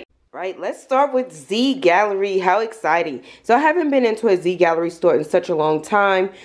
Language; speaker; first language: English; native; English